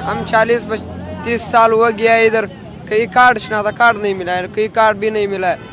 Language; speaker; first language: Hindi; non-native, learner; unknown